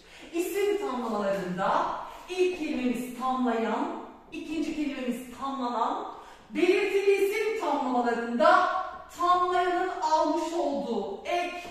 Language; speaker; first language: Turkish; native; Turkish